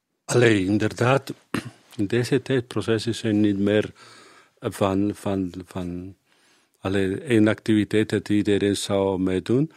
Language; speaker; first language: Dutch; non-native, learner; Spanish